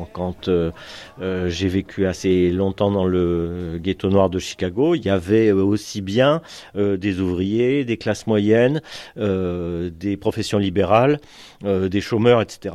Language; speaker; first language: French; native; French